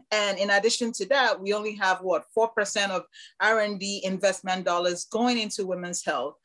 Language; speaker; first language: English; non-native, local second language; Igbo